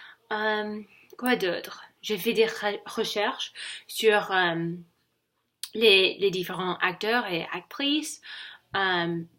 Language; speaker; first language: French; non-native, learner; English